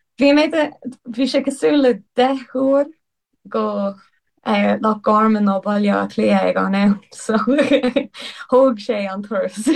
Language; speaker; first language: Irish; non-native, local second language; English